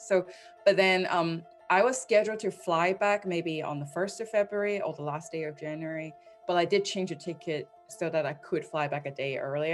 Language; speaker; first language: English; non-native, local second language; Cantonese